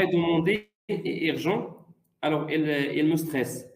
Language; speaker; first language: French; non-native, learner; Arabic